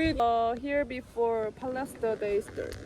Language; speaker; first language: English; non-native, learner; Korean